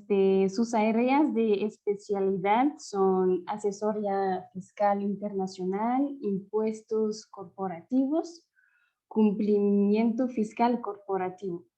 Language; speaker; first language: Spanish; non-native, fluent; French